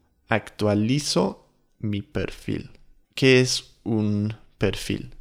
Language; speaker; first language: Spanish; non-native, fluent; English